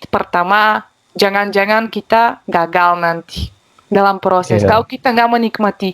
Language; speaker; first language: Indonesian; non-native, fluent; Bulgarian